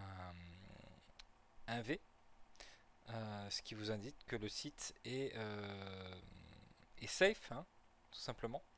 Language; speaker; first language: French; native; French